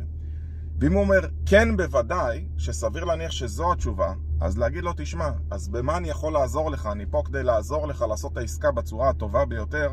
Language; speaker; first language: Hebrew; native; Hebrew